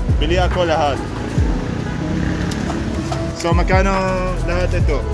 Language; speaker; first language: Filipino; non-native, learner; Arabic